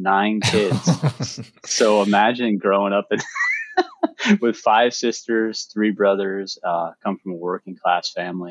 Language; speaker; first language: English; native; English